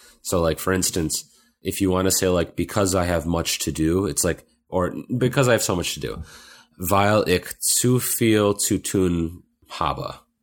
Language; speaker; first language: English; native; English